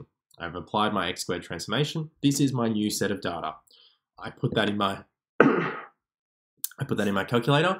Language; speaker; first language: English; native; English